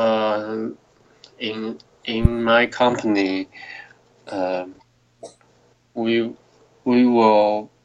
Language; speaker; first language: English; non-native, learner; Chinese